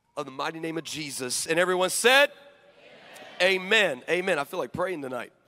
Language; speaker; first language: English; native; English